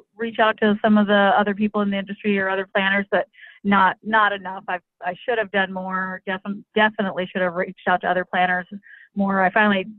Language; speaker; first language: English; native; English